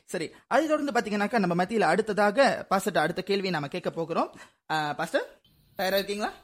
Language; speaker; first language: Tamil; native; Tamil